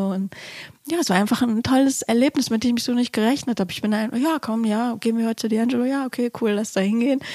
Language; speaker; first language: German; native; German